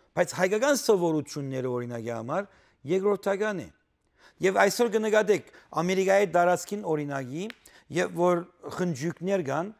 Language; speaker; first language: Armenian; early bilingual, heritage; Armenian